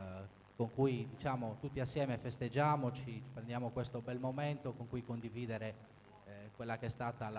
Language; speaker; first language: Italian; native; Italian